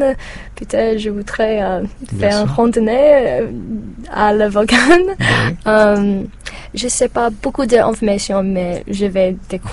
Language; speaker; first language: French; non-native, learner; English